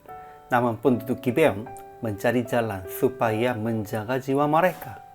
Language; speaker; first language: Indonesian; non-native, fluent; Korean